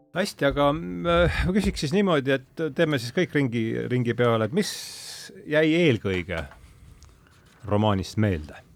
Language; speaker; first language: Estonian; native; Estonian